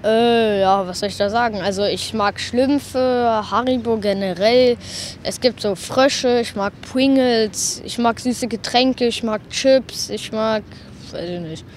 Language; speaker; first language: German; native; German